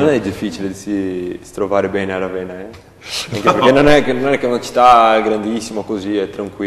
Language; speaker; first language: Italian; non-native, learner; Portuguese